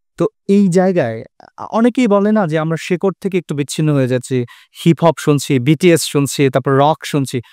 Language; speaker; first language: Bangla; native; Bangla